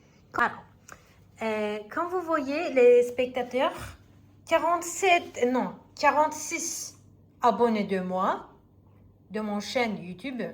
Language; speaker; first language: French; non-native, learner; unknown